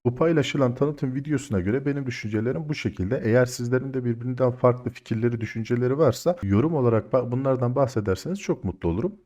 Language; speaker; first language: Turkish; native; Turkish